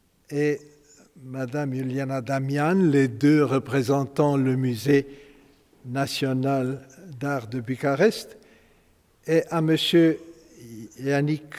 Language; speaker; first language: French; non-native, fluent; Romanian